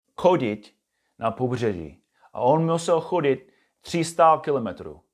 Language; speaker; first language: Czech; non-native, fluent; English